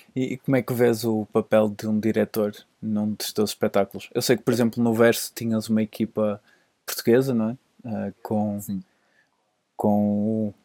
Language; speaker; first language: Portuguese; native; Portuguese